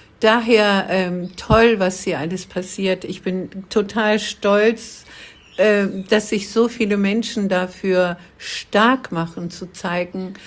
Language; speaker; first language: German; early bilingual, other home language; Kurdish